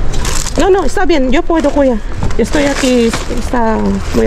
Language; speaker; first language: Spanish; non-native, learner; Filipino